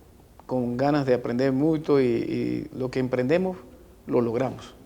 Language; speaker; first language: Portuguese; non-native, learner; Spanish